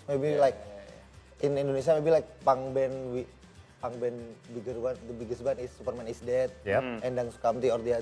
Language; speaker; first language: English; non-native, learner; Indonesian